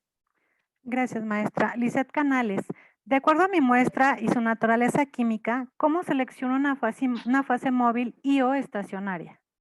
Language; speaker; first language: Spanish; native; Spanish